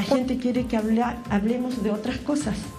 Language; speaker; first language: Spanish; native; Spanish